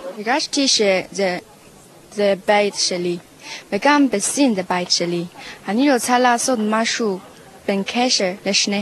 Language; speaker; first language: Hebrew; non-native, learner; Chinese